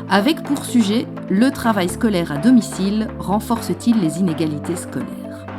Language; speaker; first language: French; native; French